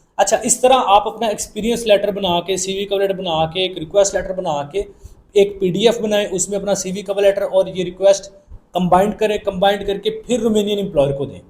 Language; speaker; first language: Urdu; non-native, local second language; Punjabi